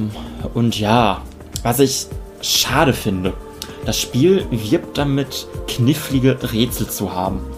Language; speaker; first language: German; native; German